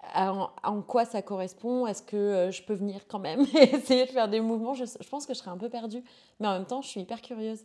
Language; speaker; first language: French; native; French